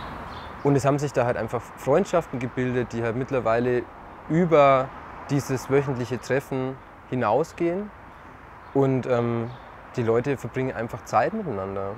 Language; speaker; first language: German; native; German